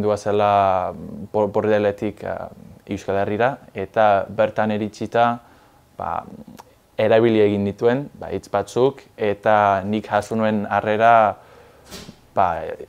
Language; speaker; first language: Basque; non-native, fluent; English